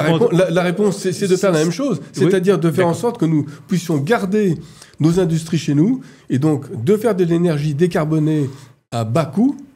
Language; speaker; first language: French; native; French